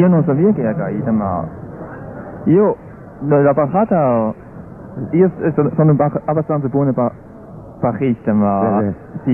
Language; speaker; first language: Spanish; non-native, learner; German